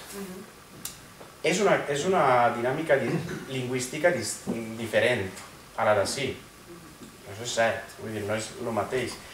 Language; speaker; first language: Catalan; non-native, fluent; Italian